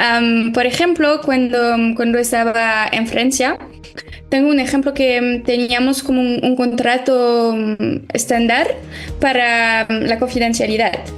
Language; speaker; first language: Spanish; non-native, fluent; French